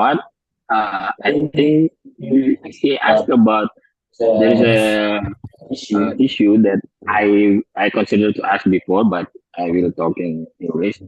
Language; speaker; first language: English; non-native, learner; Indonesian